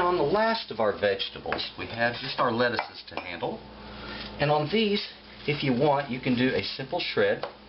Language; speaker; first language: English; native; English